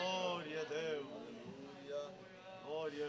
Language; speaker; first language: Portuguese; native; Portuguese